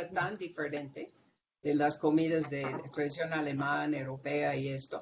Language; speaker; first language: Spanish; non-native, fluent; English